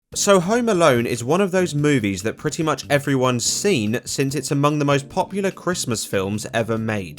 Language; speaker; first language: English; native; English